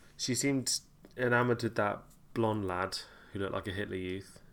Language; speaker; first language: English; native; English